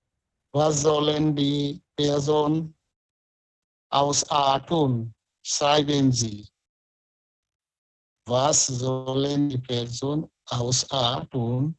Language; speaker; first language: German; non-native, fluent; Bangla